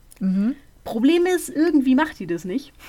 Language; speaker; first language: German; native; German